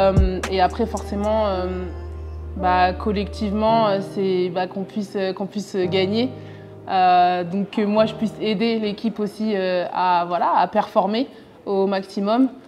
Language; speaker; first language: French; native; French